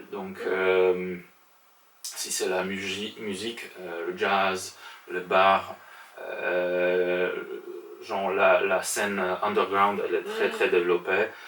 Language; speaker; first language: French; non-native, fluent; Polish